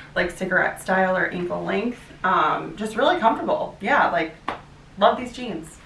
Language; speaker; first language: English; native; English